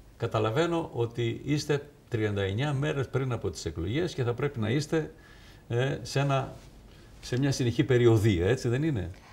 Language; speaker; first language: Greek; native; Greek